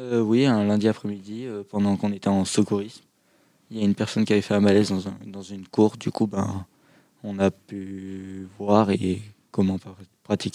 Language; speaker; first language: French; native; French